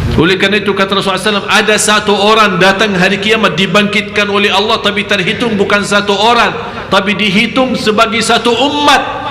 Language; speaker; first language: Malay; non-native, fluent; Arabic